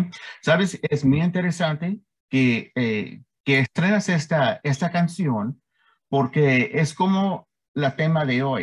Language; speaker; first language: Spanish; early bilingual, heritage; Spanish